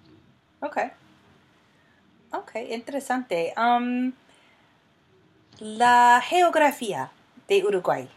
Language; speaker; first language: Spanish; non-native, fluent; English